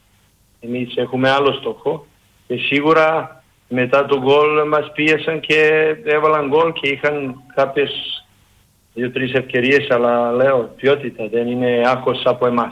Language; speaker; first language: Greek; non-native, learner; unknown